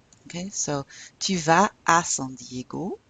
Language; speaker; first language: French; non-native, fluent; English